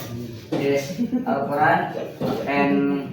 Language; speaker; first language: English; non-native, learner; Indonesian